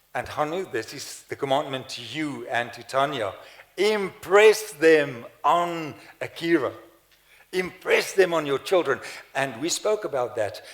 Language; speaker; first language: English; non-native, local second language; Afrikaans